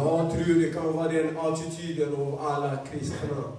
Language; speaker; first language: Swedish; non-native, fluent; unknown